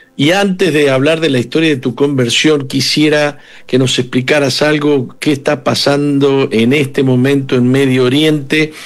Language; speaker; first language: Spanish; native; Spanish